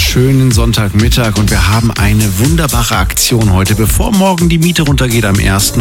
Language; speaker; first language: German; native; German